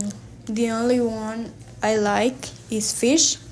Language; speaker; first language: English; non-native, learner; Spanish